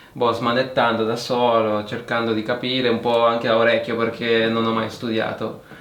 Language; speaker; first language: Italian; early bilingual, other home language; Spanish